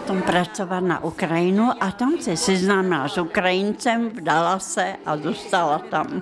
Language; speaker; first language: Czech; non-native, fluent; Russian